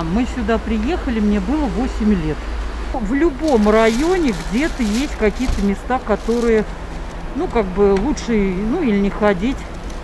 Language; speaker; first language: Russian; early bilingual, other home language; Ukrainian